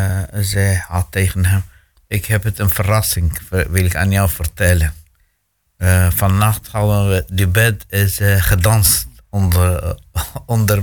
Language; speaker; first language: Dutch; non-native, fluent; Arabic